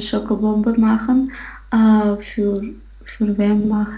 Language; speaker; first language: German; non-native, learner; Russian